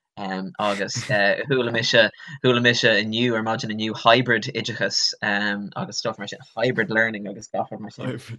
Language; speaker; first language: Irish; non-native, local second language; English